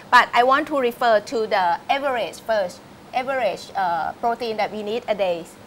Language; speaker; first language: English; non-native, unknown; Thai